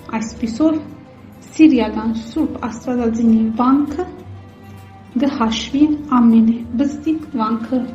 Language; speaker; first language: Armenian; early bilingual, heritage; Armenian